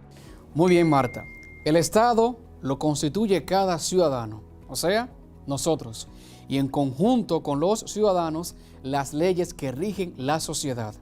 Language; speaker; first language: Spanish; native; Spanish